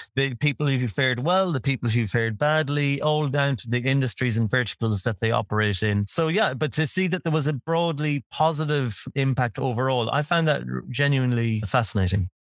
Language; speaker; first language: English; native; English